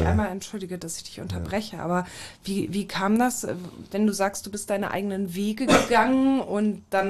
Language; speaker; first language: German; native; German